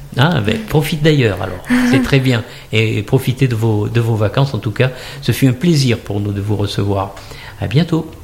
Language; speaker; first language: French; native; French